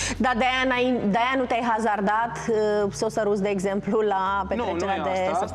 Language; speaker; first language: Romanian; native; Romanian